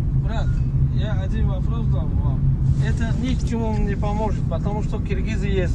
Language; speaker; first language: Russian; non-native, learner; Uzbek